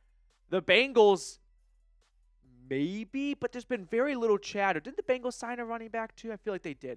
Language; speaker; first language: English; native; English